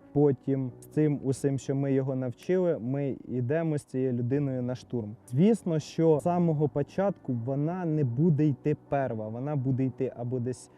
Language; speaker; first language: Ukrainian; non-native, local second language; Russian